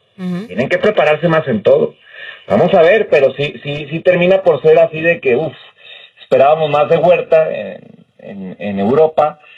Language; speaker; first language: Spanish; native; Spanish